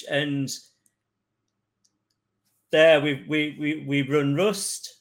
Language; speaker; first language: English; native; English